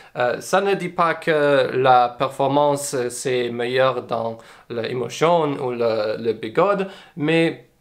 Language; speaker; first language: French; non-native, learner; English